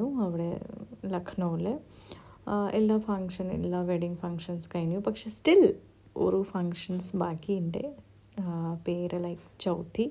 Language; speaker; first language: Malayalam; non-native, learner; Hindi